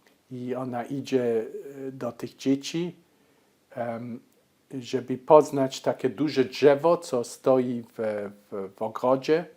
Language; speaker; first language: Polish; early bilingual, heritage; Polish